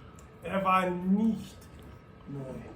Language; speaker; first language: German; non-native, fluent; English